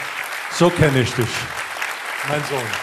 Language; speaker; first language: German; non-native, fluent; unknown